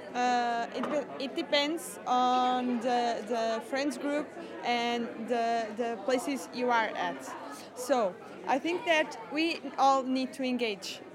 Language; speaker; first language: English; non-native, fluent; Portuguese